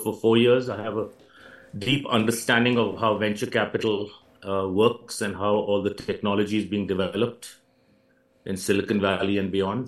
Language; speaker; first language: English; non-native, local second language; Hindi